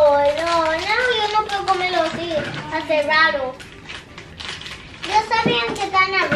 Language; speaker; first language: Spanish; early bilingual, heritage; Spanish